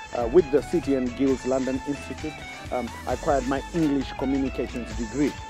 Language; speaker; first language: English; non-native, local second language; Shona